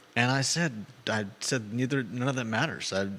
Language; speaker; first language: English; native; English